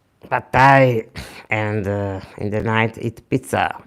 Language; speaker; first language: English; non-native, learner; Italian